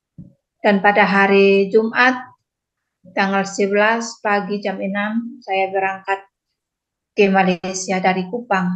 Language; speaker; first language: Indonesian; non-native, local second language; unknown